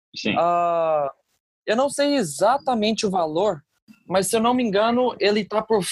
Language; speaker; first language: Portuguese; early bilingual, other home language; English